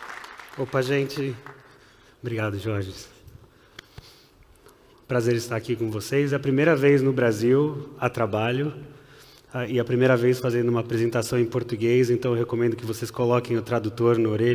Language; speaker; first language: Portuguese; early bilingual, heritage; Portuguese